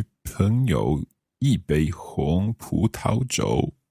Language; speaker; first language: Chinese; non-native, learner; English